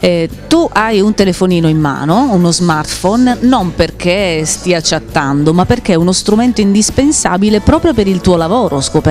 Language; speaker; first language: Italian; native; Italian